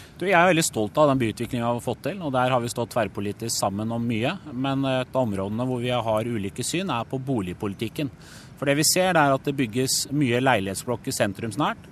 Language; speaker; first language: Norwegian; early bilingual, other home language; Persian